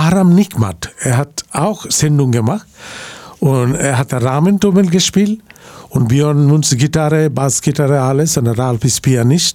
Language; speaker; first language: German; non-native, learner; Bangla